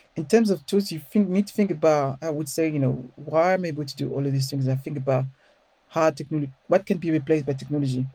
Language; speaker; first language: English; non-native, fluent; French